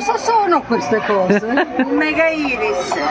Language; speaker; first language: Italian; native; Italian